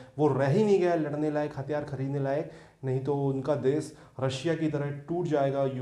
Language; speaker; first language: Hindi; native; Hindi